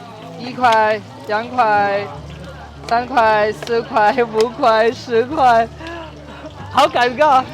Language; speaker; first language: Chinese; non-native, fluent; Urdu